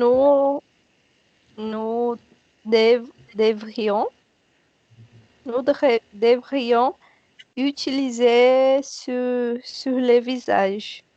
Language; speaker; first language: French; non-native, learner; Portuguese